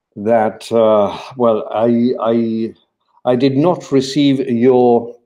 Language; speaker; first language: English; non-native, fluent; Spanish